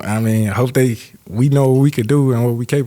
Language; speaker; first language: English; native; English